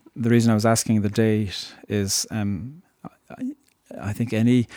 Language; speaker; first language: English; native; English